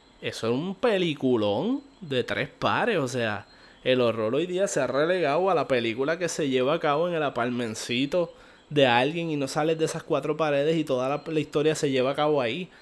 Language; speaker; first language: Spanish; native; Spanish